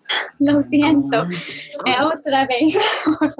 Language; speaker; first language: Spanish; non-native, learner; English